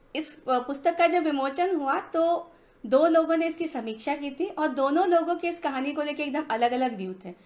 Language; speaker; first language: Hindi; native; Hindi